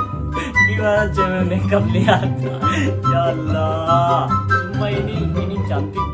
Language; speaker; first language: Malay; non-native, learner; Urdu